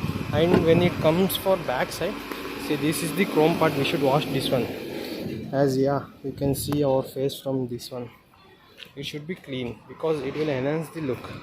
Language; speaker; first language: English; non-native, local second language; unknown